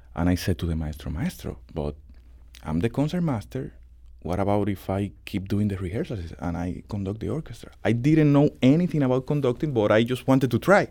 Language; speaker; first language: English; non-native, fluent; Spanish